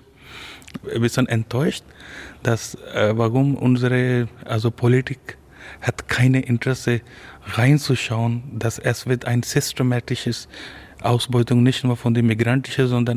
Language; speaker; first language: German; non-native, learner; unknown